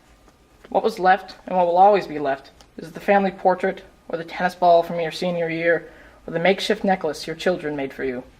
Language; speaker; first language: English; native; English